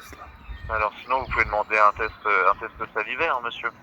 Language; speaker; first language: French; native; French